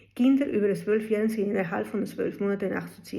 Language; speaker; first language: German; non-native, fluent; Spanish